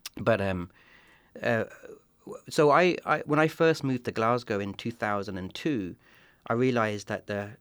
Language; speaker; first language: English; native; English